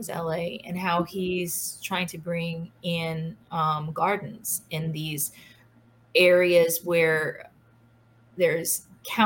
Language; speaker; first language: English; native; English